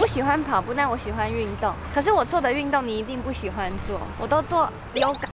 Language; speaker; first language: Chinese; native; Chinese